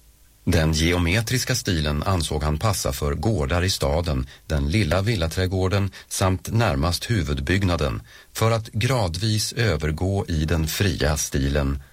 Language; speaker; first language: Swedish; native; Swedish